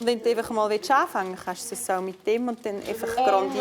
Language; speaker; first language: German; native; German